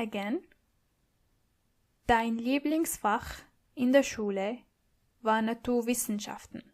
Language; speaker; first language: German; non-native, fluent; English